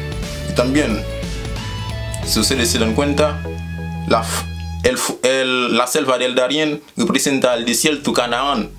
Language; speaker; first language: Spanish; non-native, fluent; Haitian Creole